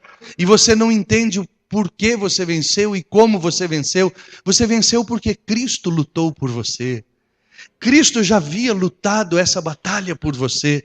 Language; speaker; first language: Portuguese; native; Portuguese